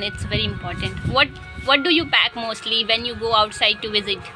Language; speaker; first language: English; non-native, learner; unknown